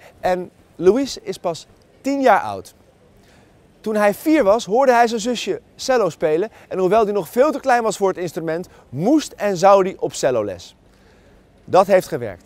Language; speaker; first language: Dutch; native; Dutch